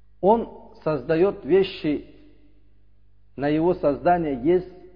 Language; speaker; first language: Russian; non-native, learner; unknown